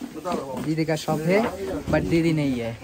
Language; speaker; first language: Hindi; non-native, learner; Bangla